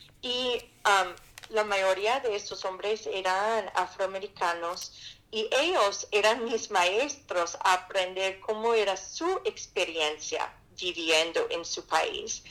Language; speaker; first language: Spanish; non-native, fluent; English